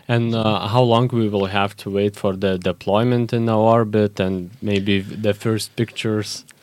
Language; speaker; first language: English; non-native, fluent; Lithuanian